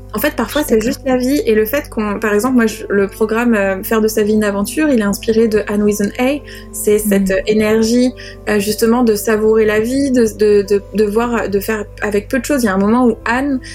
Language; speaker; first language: French; native; French